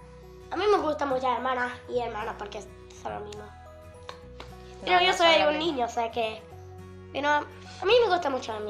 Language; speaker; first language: Spanish; early bilingual, heritage; Spanish